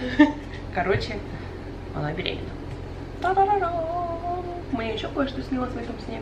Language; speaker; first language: Russian; native; Russian